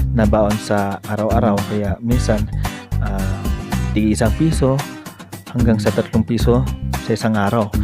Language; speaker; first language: Filipino; native; Filipino